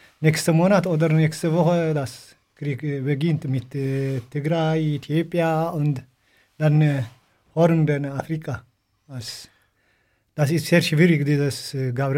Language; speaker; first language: German; non-native, learner; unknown